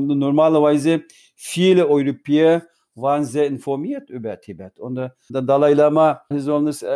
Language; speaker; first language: German; non-native, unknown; Uyghur